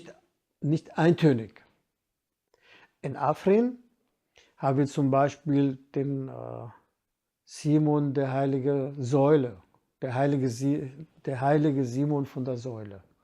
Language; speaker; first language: German; non-native, fluent; Kurdish